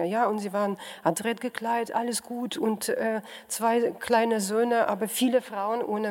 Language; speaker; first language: German; non-native, fluent; Russian